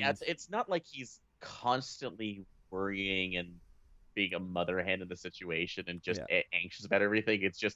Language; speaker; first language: English; native; English